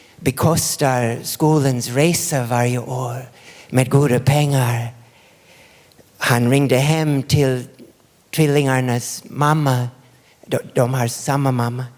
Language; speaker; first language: Swedish; non-native, fluent; English